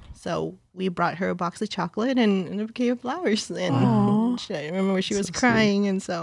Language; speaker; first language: English; early bilingual, other home language; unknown